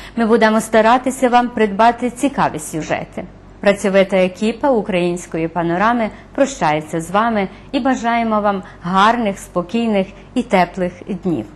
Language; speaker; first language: Ukrainian; early bilingual, heritage; Ukrainian